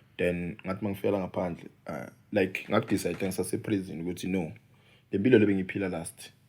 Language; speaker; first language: Zulu; non-native, local second language; Swati